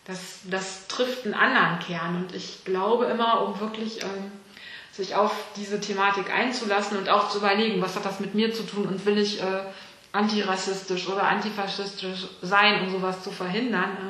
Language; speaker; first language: German; native; German